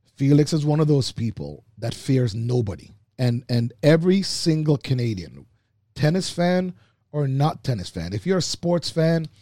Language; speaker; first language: English; native; English